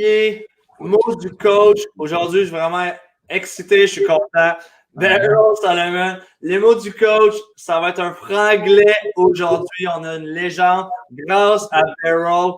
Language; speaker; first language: French; native; French